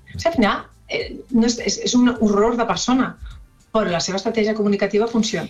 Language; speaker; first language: Catalan; non-native, local second language; Spanish